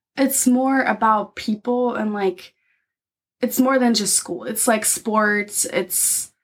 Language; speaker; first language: English; non-native, fluent; German